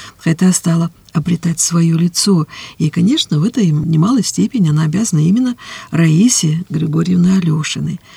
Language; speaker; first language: Russian; native; Russian